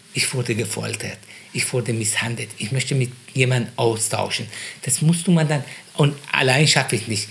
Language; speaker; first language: German; non-native, fluent; Persian